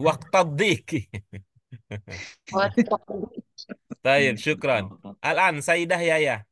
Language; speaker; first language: Arabic; non-native, learner; Indonesian